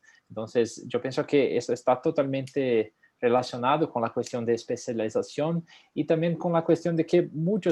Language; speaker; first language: Spanish; non-native, fluent; Portuguese